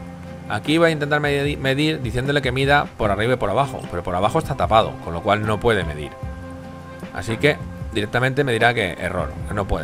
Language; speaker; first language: Spanish; native; Spanish